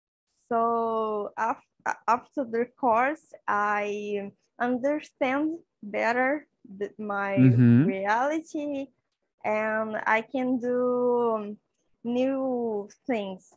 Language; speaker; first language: English; non-native, learner; Portuguese